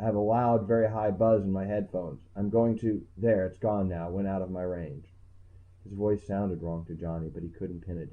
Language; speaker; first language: English; native; English